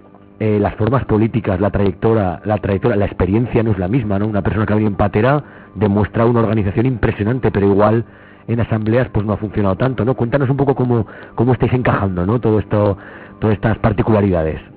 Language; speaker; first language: Spanish; native; Spanish